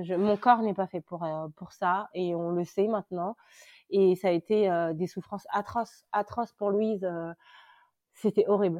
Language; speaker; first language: French; early bilingual, other home language; Lingala